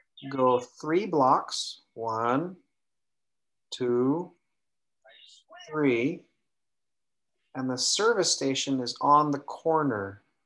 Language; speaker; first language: English; native; English